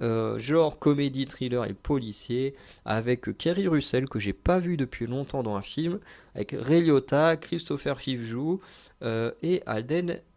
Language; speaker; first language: French; native; French